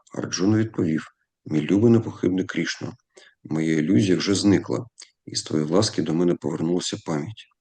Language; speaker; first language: Ukrainian; non-native, local second language; Russian